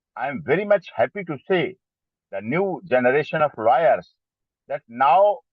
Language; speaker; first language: English; non-native, local second language; Hindi